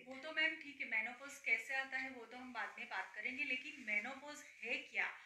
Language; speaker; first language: Hindi; non-native, local second language; Gujarati